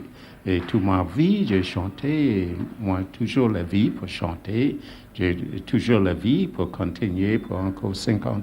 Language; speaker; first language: French; non-native, learner; English